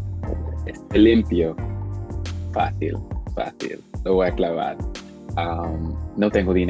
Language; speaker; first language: Spanish; non-native, fluent; English